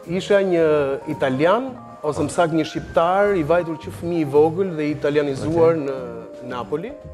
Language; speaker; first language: Albanian; native; Albanian